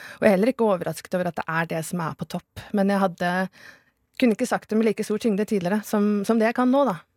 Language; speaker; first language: Norwegian; native; Norwegian